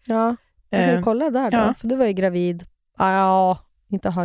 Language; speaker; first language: Swedish; native; Swedish